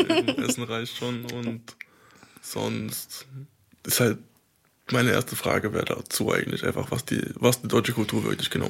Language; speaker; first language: German; native; German